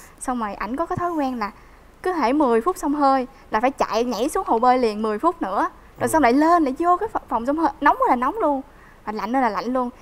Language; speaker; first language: Vietnamese; native; Vietnamese